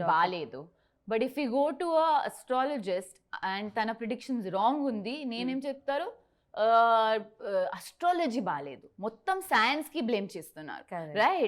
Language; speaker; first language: Telugu; non-native, learner; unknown